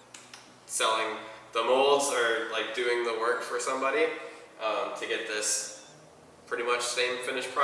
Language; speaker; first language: English; native; English